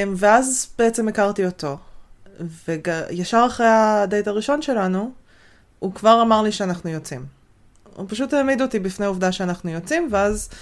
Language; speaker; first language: Hebrew; native; Hebrew